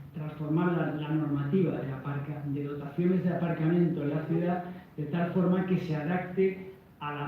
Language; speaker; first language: Spanish; native; Spanish